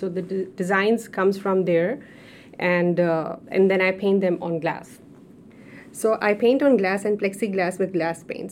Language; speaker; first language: English; non-native, local second language; Urdu